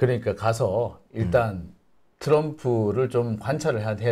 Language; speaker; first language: Korean; native; Korean